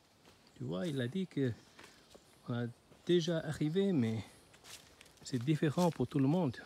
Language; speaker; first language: French; non-native, learner; Chinese